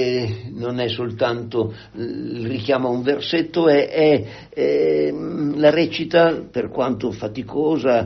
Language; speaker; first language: Italian; native; Italian